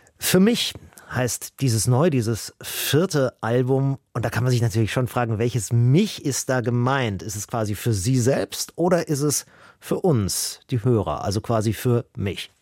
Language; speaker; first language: German; native; German